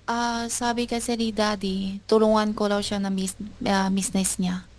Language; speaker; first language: Filipino; non-native, learner; Chinese